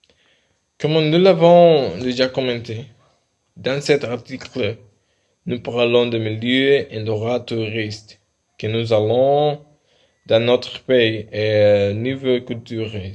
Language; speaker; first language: French; non-native, learner; Spanish